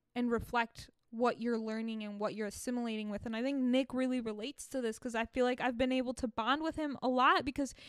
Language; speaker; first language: English; early bilingual, other home language; Spanish